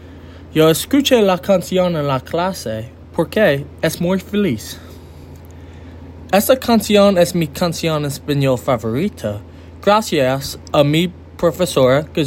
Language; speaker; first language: Spanish; non-native, learner; English